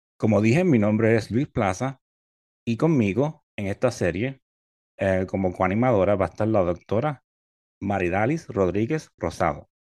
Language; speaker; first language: Spanish; native; Spanish